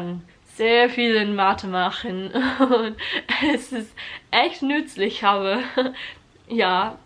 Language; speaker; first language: German; non-native, learner; English